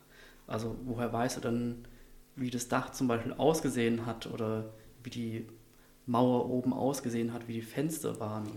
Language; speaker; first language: German; native; German